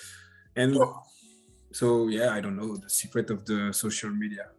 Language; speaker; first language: English; non-native, learner; French